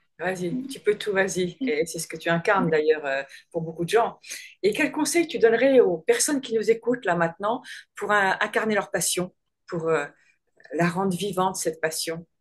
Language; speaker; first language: French; native; French